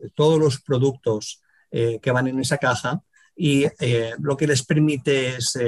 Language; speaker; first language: Spanish; native; Spanish